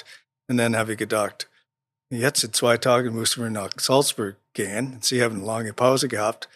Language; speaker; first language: German; non-native, learner; English